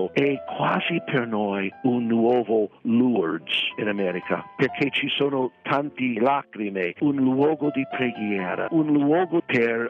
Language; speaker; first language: Italian; non-native, fluent; English